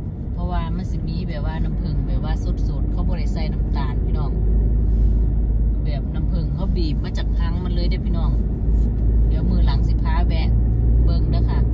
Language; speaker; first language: Thai; non-native, local second language; Lao